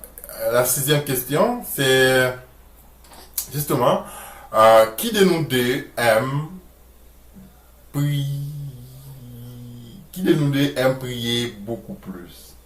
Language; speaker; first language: French; non-native, local second language; Haitian Creole